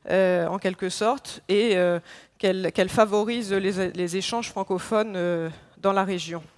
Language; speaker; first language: French; non-native, local second language; Haitian Creole